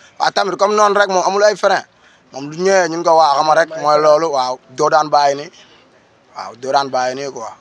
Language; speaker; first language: Wolof; native; Wolof